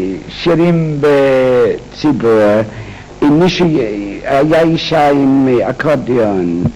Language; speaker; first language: Hebrew; non-native, fluent; English